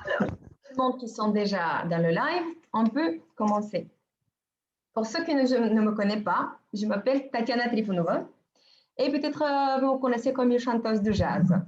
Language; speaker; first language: French; non-native, fluent; Bulgarian